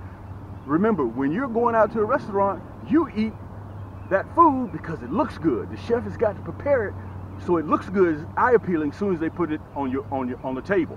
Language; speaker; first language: English; native; English